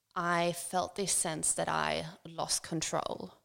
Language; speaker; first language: English; non-native, fluent; Swedish